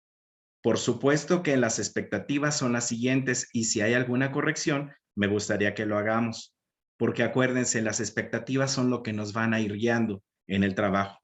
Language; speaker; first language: Spanish; native; Spanish